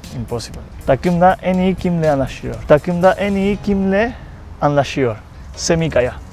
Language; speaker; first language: Turkish; non-native, learner; Spanish